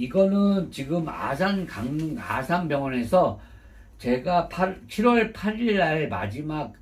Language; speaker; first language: Korean; native; Korean